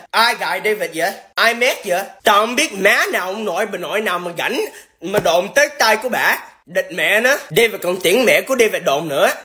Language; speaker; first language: Vietnamese; early bilingual, heritage; Vietnamese